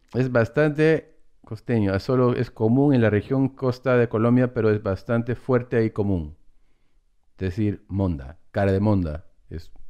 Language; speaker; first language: Spanish; non-native, fluent; English